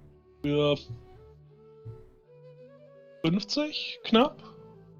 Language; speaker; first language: German; native; German